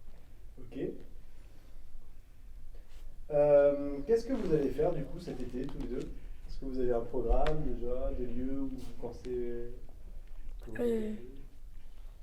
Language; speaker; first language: French; native; French